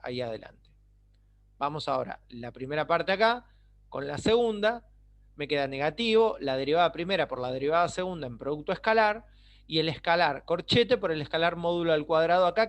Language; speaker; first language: Spanish; native; Spanish